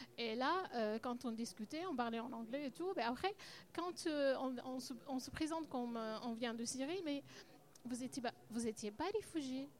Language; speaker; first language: French; non-native, learner; Arabic